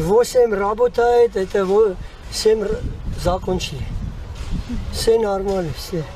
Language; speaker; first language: Russian; non-native, learner; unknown